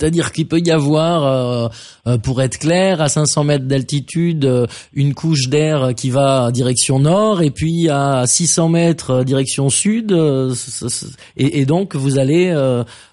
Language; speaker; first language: French; native; French